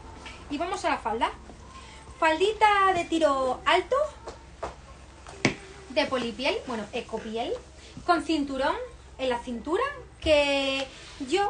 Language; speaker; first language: Spanish; native; Spanish